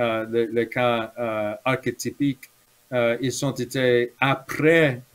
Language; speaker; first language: French; non-native, fluent; English